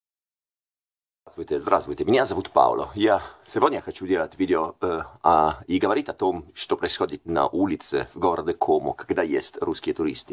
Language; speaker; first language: Russian; non-native, fluent; Italian